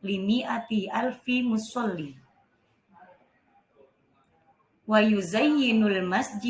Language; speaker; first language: Arabic; non-native, fluent; Indonesian